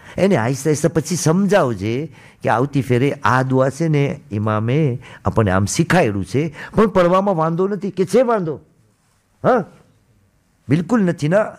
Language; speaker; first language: Gujarati; early bilingual, heritage; Gujarati